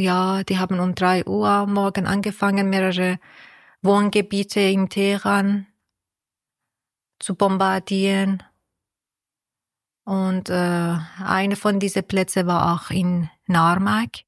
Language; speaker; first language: German; non-native, fluent; Persian